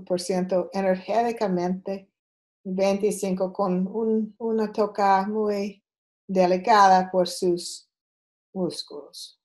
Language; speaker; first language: Spanish; non-native, learner; English